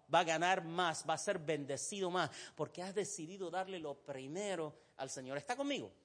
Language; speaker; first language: Spanish; non-native, fluent; Arabic